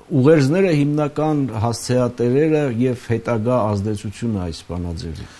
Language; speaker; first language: Armenian; native; Armenian